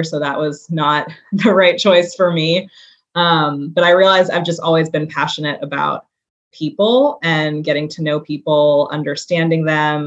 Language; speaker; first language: English; native; English